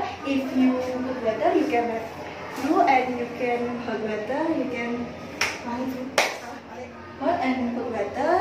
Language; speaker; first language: English; non-native, learner; Indonesian